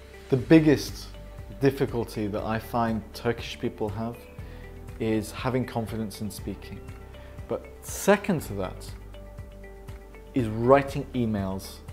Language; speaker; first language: English; native; English